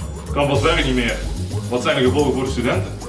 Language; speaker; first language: Dutch; native; Dutch